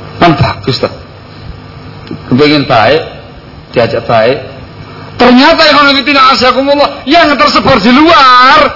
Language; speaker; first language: Indonesian; non-native, local second language; Javanese